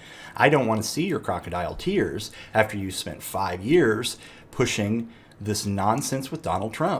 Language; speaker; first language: English; native; English